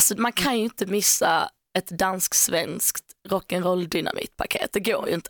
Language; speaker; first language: Swedish; native; Swedish